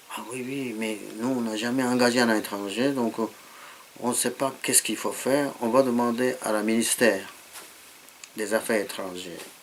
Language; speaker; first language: French; non-native, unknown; Japanese